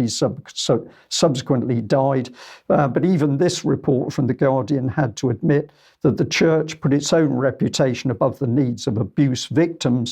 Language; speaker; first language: English; native; English